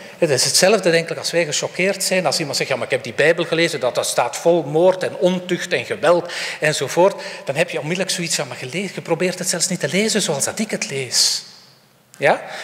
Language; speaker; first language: Dutch; native; Dutch